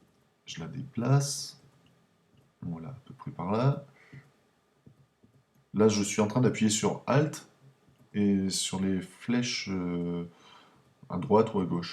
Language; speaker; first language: French; native; French